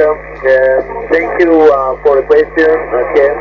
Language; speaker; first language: English; non-native, learner; French